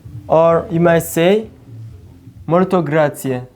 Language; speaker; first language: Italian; non-native, learner; Kinyarwanda